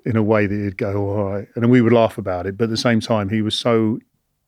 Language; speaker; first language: English; native; English